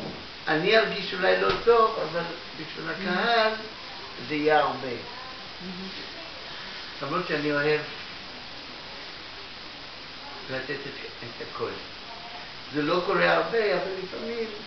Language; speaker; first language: Hebrew; non-native, fluent; Russian